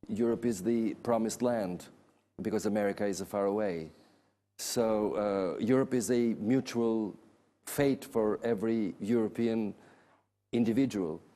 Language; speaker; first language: English; non-native, fluent; Albanian